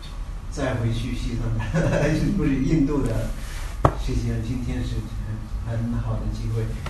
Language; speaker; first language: Chinese; non-native, learner; Tibetan